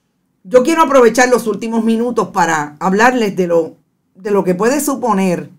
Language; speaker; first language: Spanish; native; Spanish